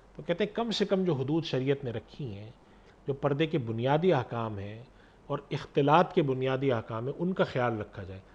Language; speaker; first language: Urdu; native; Urdu